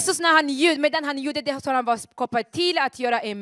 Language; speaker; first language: Swedish; non-native, fluent; Rundi